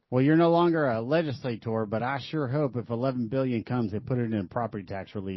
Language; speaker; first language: English; native; English